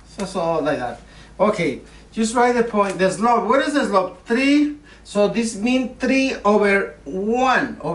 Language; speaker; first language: English; non-native, learner; Spanish